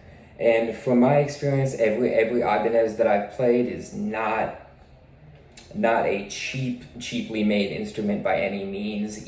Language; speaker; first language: English; native; English